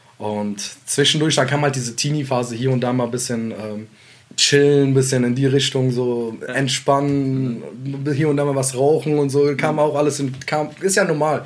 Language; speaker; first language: German; early bilingual, other home language; Central Kurdish